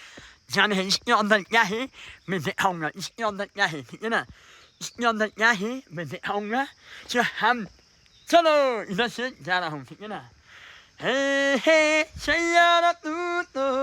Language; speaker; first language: Hindi; non-native, fluent; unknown